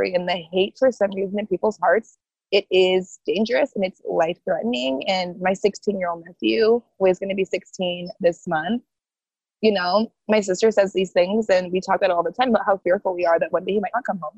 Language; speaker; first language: English; early bilingual, other home language; Haitian Creole